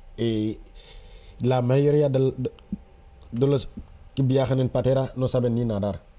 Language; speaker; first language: Spanish; non-native, fluent; Wolof